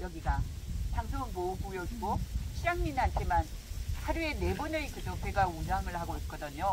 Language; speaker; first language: Korean; native; Korean